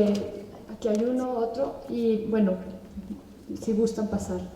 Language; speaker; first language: Spanish; native; Spanish